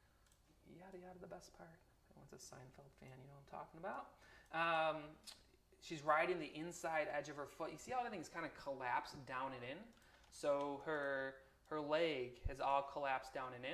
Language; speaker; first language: English; native; English